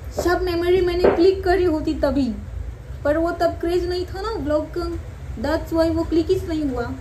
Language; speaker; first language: Hindi; non-native, local second language; Marathi